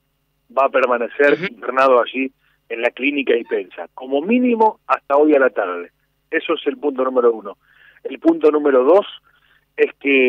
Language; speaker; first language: Spanish; native; Spanish